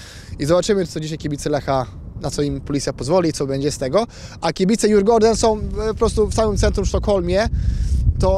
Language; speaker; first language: Polish; native; Polish